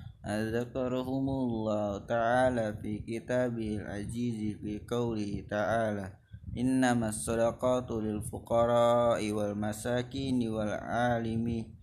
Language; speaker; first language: Arabic; non-native, learner; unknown